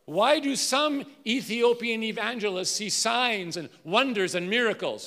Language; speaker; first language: English; native; English